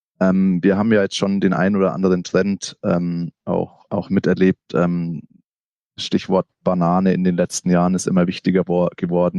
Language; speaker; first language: German; native; German